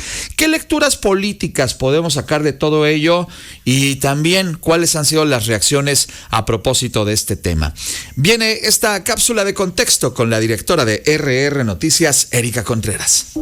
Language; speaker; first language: Spanish; native; Spanish